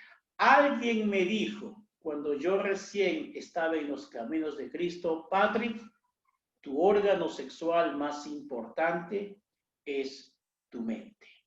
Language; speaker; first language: Spanish; native; Spanish